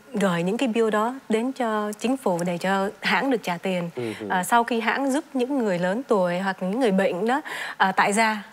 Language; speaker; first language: Vietnamese; early bilingual, heritage; Vietnamese